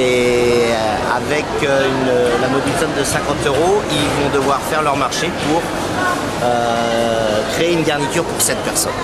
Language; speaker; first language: French; native; French